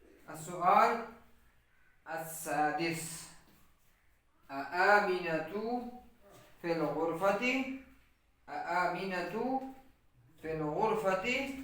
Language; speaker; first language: Arabic; non-native, fluent; Urdu